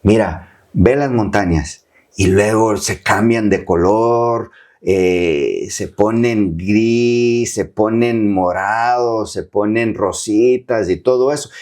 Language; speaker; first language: Spanish; early bilingual, heritage; Spanish